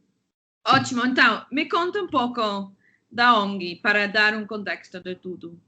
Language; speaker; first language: Portuguese; non-native, fluent; English